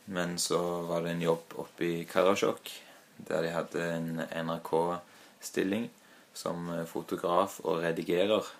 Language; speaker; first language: Norwegian; native; Norwegian